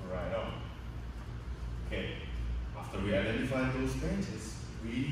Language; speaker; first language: English; non-native, fluent; Indonesian